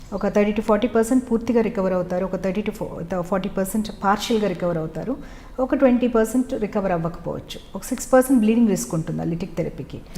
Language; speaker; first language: Telugu; native; Telugu